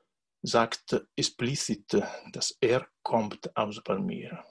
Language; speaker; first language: German; non-native, learner; Italian